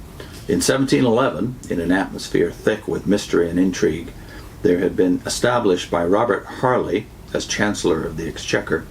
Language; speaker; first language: English; native; English